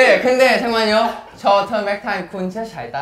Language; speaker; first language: Korean; non-native, fluent; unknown